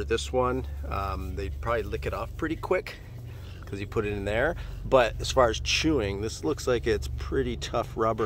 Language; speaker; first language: English; native; English